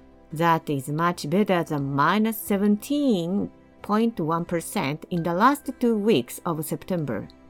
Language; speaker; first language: English; non-native, fluent; Japanese